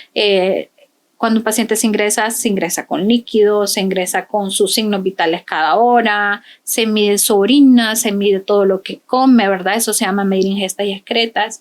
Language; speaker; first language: Spanish; native; Spanish